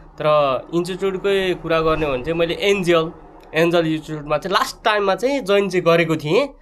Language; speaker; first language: Nepali; native; Nepali